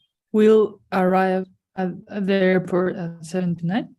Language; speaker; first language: English; non-native, learner; Spanish